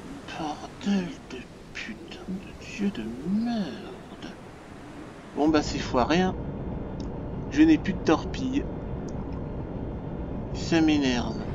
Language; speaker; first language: French; native; French